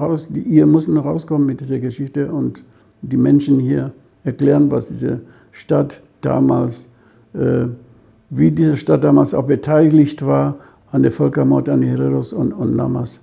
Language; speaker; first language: German; non-native, fluent; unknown